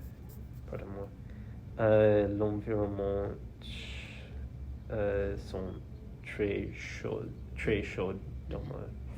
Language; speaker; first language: French; non-native, learner; English